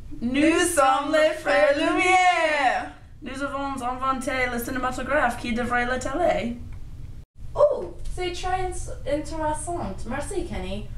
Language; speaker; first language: French; non-native, learner; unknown